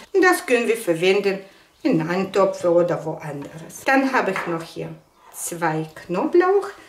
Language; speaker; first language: German; non-native, fluent; Russian